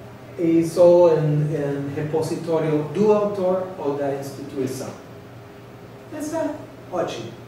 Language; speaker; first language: Portuguese; non-native, fluent; English